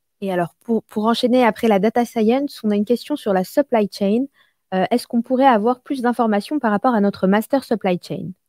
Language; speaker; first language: French; non-native, local second language; Arabic